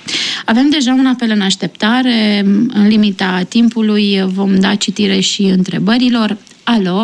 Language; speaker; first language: Romanian; native; Romanian